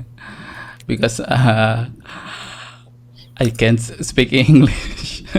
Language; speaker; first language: English; non-native, learner; Indonesian